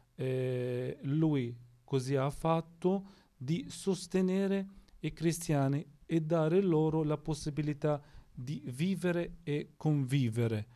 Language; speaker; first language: Italian; non-native, fluent; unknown